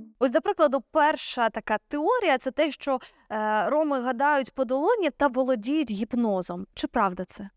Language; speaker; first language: Ukrainian; native; Ukrainian